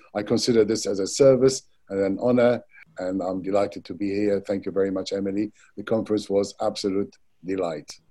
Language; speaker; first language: English; non-native, fluent; Arabic